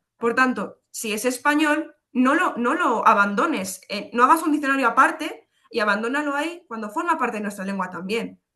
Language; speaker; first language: Spanish; early bilingual, other home language; Polish